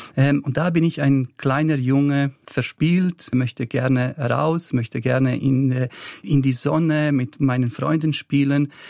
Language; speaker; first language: German; early bilingual, other home language; Bosnian